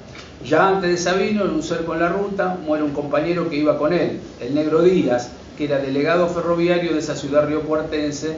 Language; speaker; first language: Spanish; native; Spanish